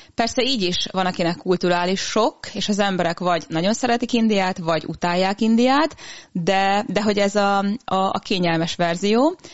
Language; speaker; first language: Hungarian; native; Hungarian